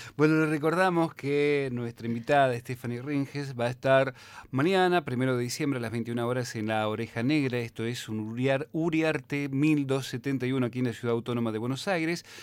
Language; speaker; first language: Spanish; native; Spanish